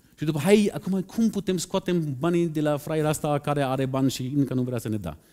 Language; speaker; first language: Romanian; non-native, fluent; German